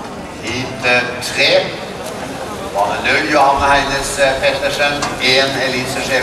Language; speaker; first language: Norwegian; native; Norwegian